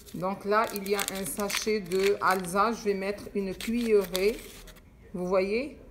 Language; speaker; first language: French; non-native, local second language; Arabic